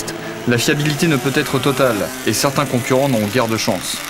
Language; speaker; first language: French; native; French